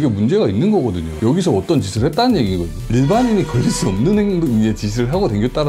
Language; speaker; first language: Korean; native; Korean